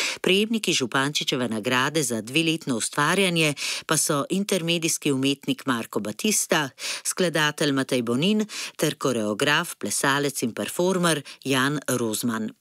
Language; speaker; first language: Slovenian; native; Slovenian